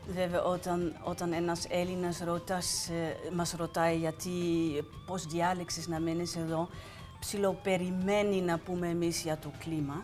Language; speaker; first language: Greek; non-native, fluent; Dutch